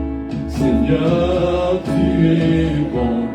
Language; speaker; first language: French; non-native, local second language; Lingala